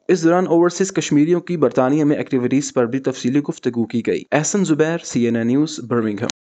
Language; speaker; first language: Urdu; native; Urdu